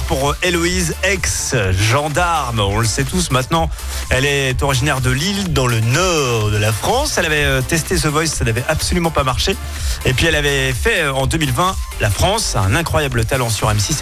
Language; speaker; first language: French; native; French